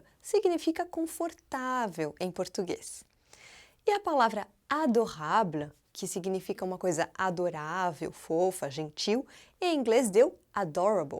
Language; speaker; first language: Portuguese; non-native, fluent; French